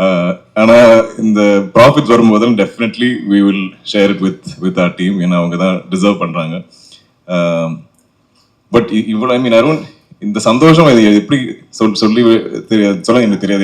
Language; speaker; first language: Tamil; non-native, local second language; Malayalam